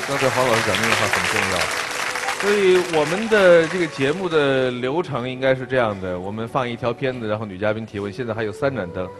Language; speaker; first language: Chinese; native; Chinese